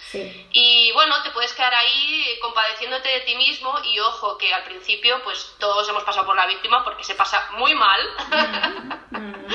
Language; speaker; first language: Spanish; native; Spanish